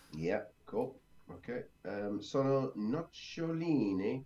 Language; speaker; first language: Italian; non-native, learner; English